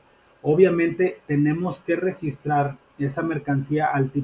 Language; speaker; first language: Spanish; native; Spanish